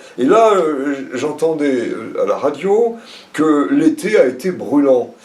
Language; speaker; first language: French; native; French